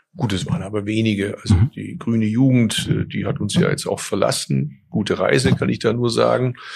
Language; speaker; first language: German; early bilingual, other home language; Turkish